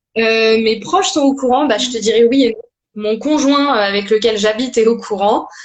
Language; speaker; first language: French; early bilingual, other home language; Portuguese